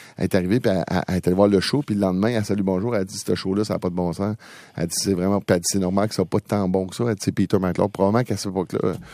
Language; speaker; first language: French; native; French